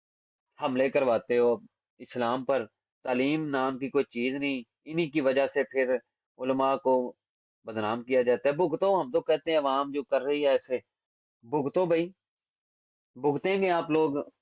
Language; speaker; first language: Hindi; non-native, local second language; Punjabi